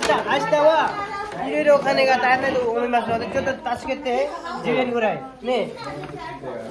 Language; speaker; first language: Japanese; non-native, learner; Nepali